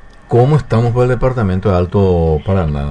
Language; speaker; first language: Spanish; native; Spanish